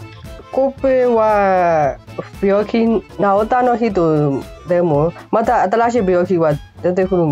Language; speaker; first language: Japanese; non-native, fluent; Burmese